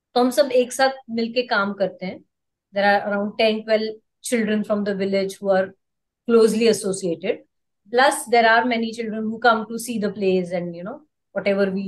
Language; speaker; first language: Hindi; non-native, local second language; Marathi